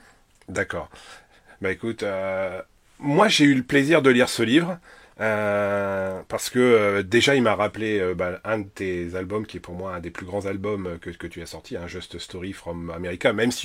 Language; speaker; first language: French; native; French